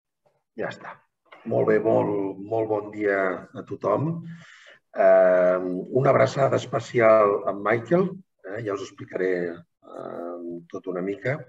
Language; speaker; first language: Catalan; native; Catalan